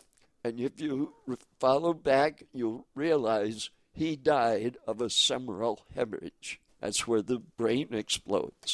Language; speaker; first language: English; native; English